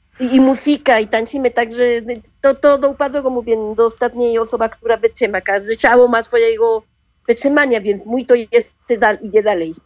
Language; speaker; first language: Polish; non-native, learner; Spanish